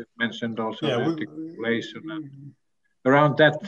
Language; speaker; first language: English; non-native, fluent; Finnish